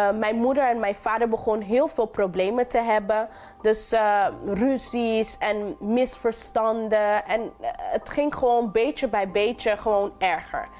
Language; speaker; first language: Dutch; non-native, local second language; English